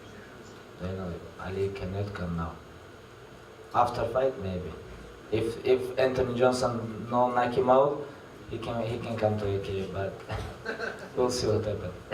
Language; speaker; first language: English; non-native, learner; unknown